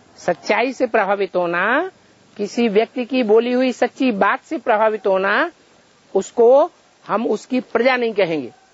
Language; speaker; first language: Hindi; native; Hindi